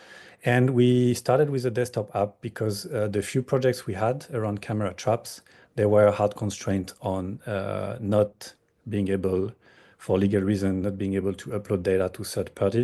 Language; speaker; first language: English; non-native, fluent; French